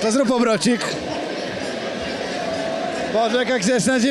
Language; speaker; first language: Polish; native; Polish